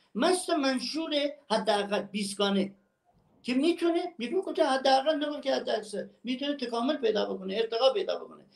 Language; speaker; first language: Persian; native; Persian